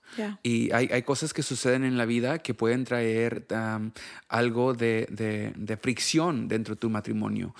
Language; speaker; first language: Spanish; early bilingual, heritage; Spanish